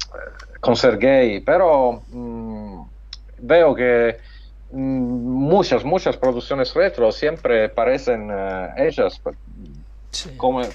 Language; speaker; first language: Spanish; non-native, fluent; Italian